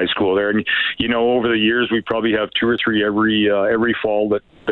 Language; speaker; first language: English; native; English